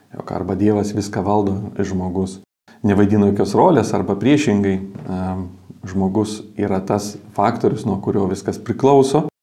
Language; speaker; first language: Lithuanian; native; Lithuanian